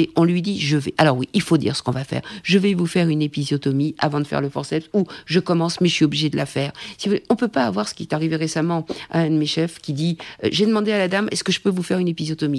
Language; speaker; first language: French; native; French